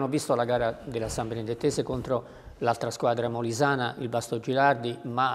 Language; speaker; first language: Italian; native; Italian